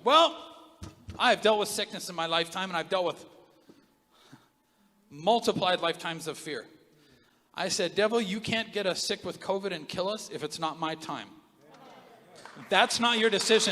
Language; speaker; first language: English; native; English